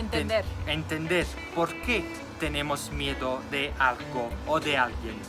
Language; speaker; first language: Spanish; non-native, fluent; Italian